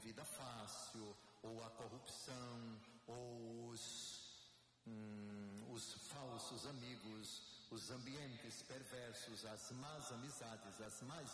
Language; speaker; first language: Portuguese; native; Portuguese